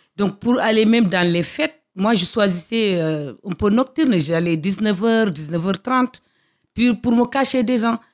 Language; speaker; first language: French; non-native, local second language; Fula